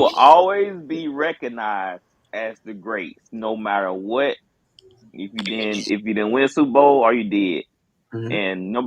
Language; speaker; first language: English; native; English